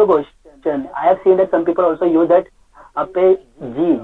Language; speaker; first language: English; non-native, fluent; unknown